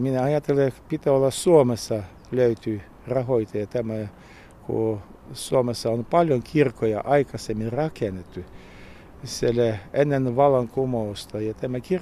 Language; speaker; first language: Finnish; non-native, learner; Russian